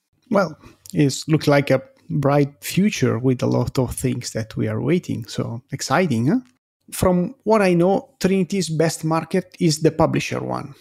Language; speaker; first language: English; non-native, fluent; Italian